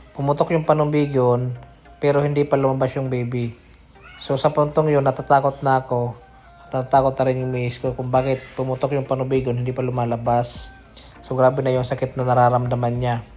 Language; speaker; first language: Filipino; non-native, local second language; Bikol